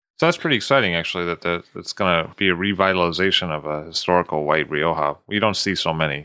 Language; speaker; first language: English; native; English